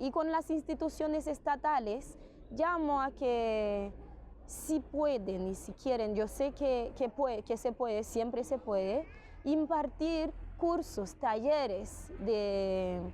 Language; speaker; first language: Spanish; non-native, fluent; Haitian Creole